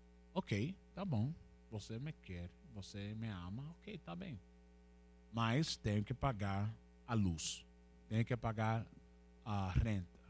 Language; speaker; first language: Portuguese; non-native, learner; Spanish